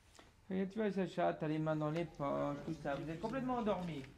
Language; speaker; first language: French; native; French